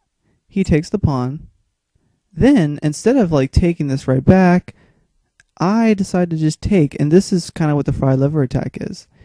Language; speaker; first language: English; native; English